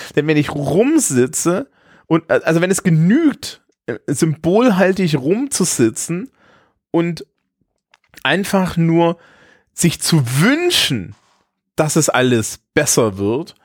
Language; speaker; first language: German; native; German